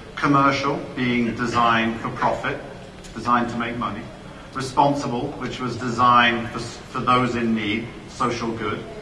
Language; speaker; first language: English; native; English